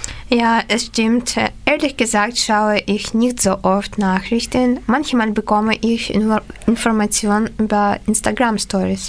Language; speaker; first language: German; non-native, fluent; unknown